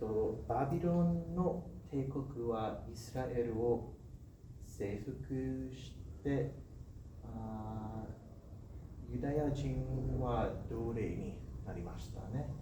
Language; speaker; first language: Japanese; non-native, learner; English